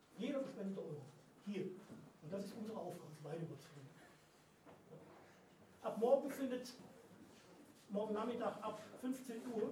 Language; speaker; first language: German; native; German